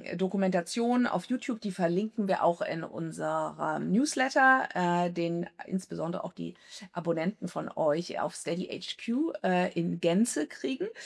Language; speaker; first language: German; native; German